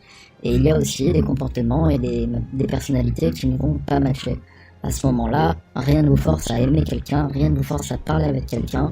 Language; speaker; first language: French; native; French